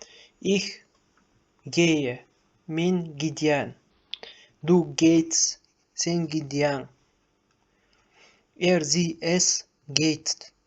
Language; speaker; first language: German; non-native, fluent; Turkmen